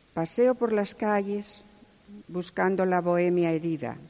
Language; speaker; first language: Spanish; native; Spanish